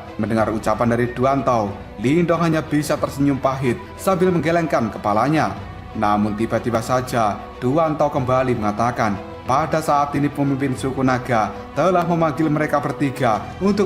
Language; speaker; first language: Indonesian; native; Indonesian